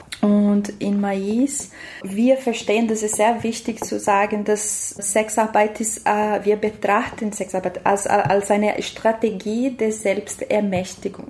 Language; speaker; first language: German; non-native, learner; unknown